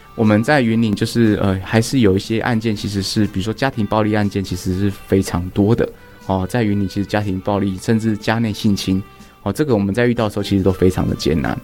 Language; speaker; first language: Chinese; native; Chinese